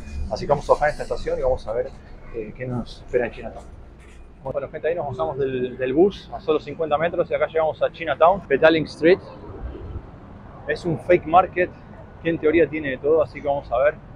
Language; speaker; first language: Spanish; native; Spanish